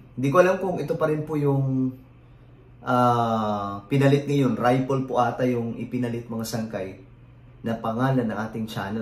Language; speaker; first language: Filipino; native; Filipino